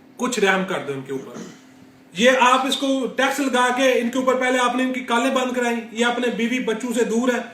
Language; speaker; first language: Urdu; non-native, local second language; Punjabi